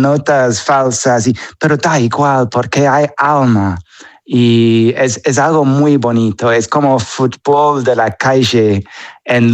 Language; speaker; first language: Spanish; non-native, fluent; English